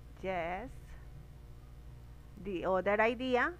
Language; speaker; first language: English; non-native, learner; Spanish